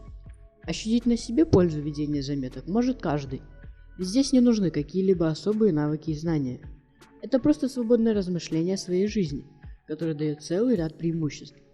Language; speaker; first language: Russian; native; Russian